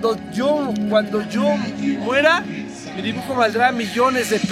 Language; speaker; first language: Spanish; native; Spanish